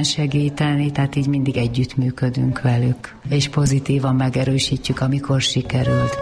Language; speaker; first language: Hungarian; native; Hungarian